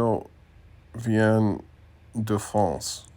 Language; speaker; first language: French; non-native, learner; English